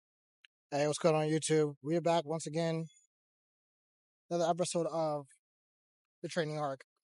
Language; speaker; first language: English; native; English